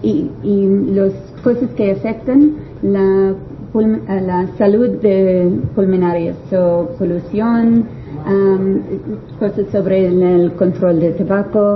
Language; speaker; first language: Spanish; non-native, learner; English